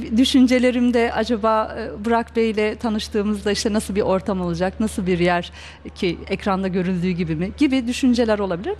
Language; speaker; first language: Turkish; early bilingual, heritage; Turkish